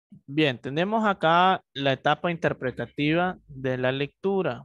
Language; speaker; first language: Spanish; native; Spanish